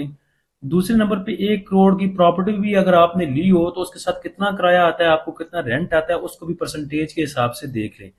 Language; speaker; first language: Hindi; native; Hindi